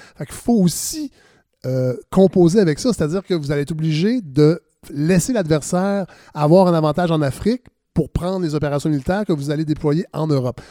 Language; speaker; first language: French; native; French